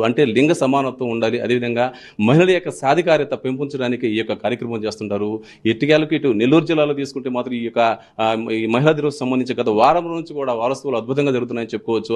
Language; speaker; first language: Telugu; native; Telugu